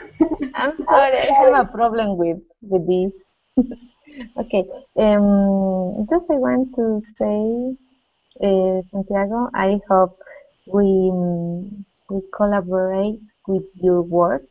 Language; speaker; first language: English; non-native, learner; Spanish